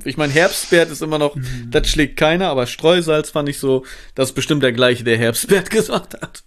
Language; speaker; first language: German; native; German